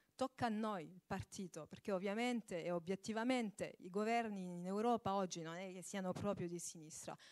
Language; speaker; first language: Italian; early bilingual, heritage; Italian